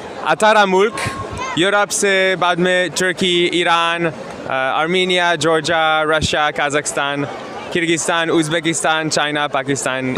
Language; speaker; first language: Hindi; non-native, learner; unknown